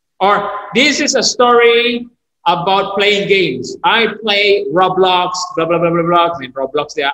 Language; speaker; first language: English; non-native, fluent; Indonesian